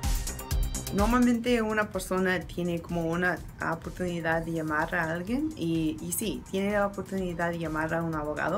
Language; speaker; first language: Spanish; non-native, learner; English